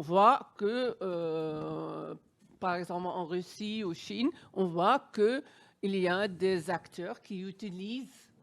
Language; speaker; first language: French; non-native, fluent; Dutch